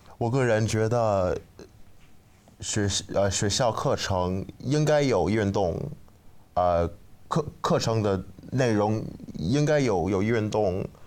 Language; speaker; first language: Chinese; non-native, learner; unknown